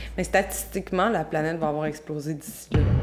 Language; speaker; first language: French; native; French